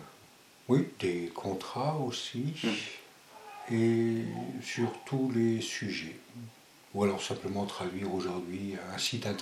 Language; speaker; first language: French; early bilingual, other home language; Spanish